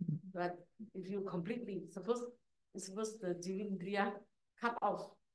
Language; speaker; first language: English; non-native, learner; Chinese